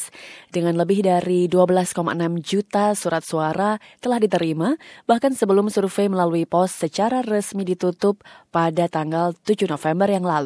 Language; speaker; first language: Indonesian; native; Indonesian